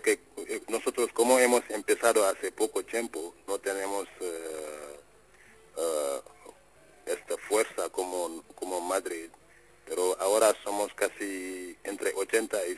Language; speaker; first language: Spanish; non-native, fluent; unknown